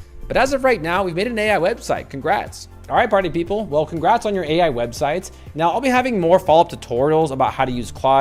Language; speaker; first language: English; native; English